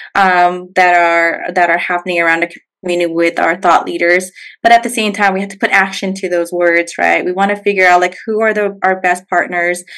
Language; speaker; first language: English; native; English